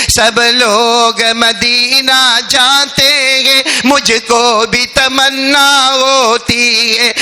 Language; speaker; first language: Urdu; native; Urdu